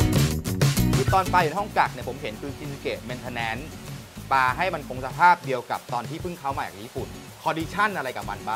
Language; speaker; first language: Thai; native; Thai